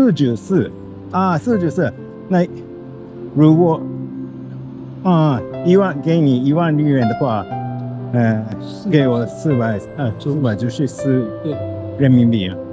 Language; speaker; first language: Chinese; non-native, learner; Japanese